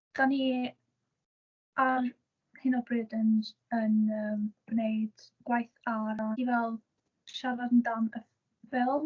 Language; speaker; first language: Welsh; non-native, local second language; English